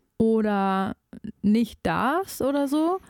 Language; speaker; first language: German; native; German